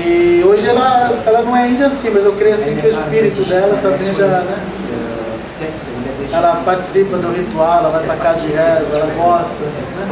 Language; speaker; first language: Portuguese; non-native, local second language; Guarani